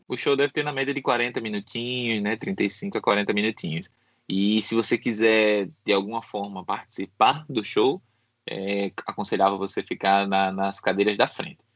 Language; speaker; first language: Portuguese; native; Portuguese